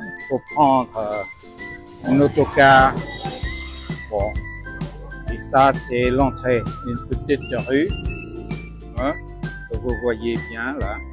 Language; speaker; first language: French; non-native, fluent; Vietnamese